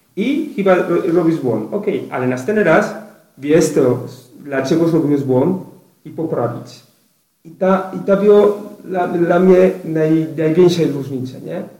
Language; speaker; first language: Polish; non-native, learner; Spanish